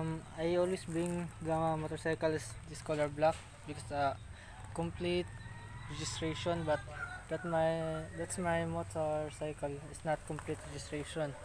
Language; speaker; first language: English; non-native, learner; Filipino